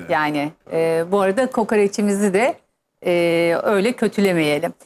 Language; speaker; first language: Turkish; native; Turkish